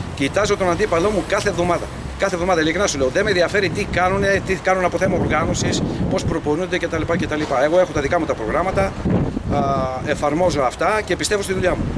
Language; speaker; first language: Greek; early bilingual, heritage; Greek